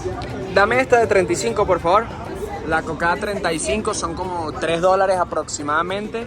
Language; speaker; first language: Spanish; native; Spanish